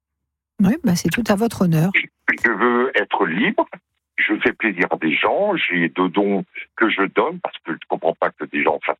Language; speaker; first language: French; native; French